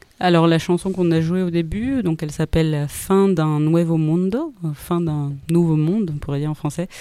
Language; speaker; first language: French; native; French